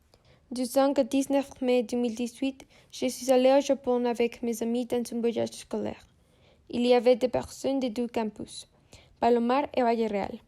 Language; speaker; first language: French; non-native, learner; Spanish